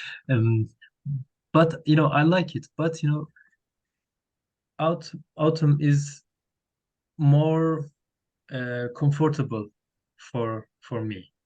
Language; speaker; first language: English; non-native, learner; Turkish